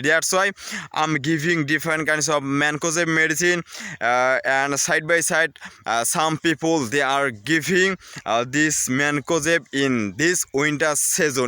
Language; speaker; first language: English; non-native, learner; Bangla